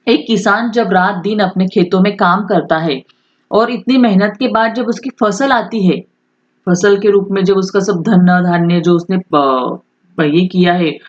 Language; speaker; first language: Hindi; non-native, local second language; Marathi